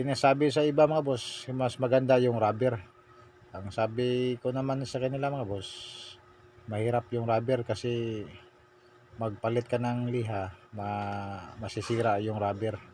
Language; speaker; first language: Filipino; non-native, local second language; Cebuano